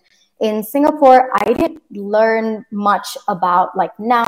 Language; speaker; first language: English; early bilingual, other home language; Kannada